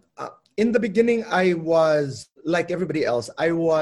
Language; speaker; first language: English; non-native, local second language; Filipino